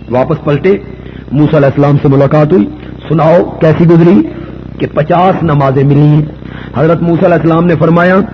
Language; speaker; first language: Urdu; non-native, local second language; Punjabi